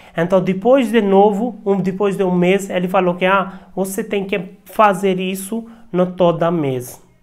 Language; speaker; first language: Portuguese; non-native, learner; Hindi